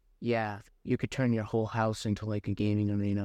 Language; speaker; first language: English; native; English